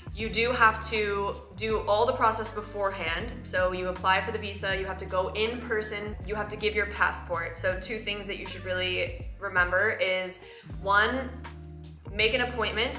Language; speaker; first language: English; native; English